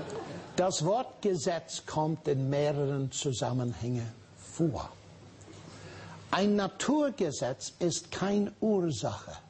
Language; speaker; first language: German; non-native, fluent; English